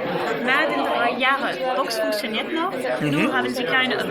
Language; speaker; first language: German; non-native, learner; French